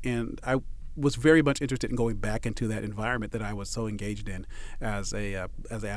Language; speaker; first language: English; native; English